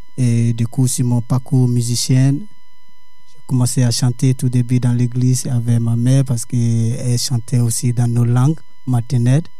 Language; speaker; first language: French; non-native, learner; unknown